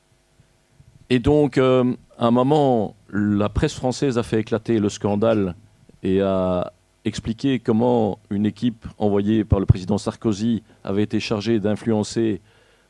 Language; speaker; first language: French; native; French